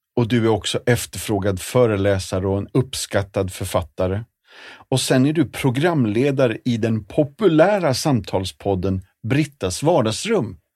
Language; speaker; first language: Swedish; native; Swedish